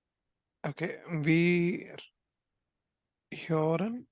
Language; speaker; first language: German; non-native, learner; Malayalam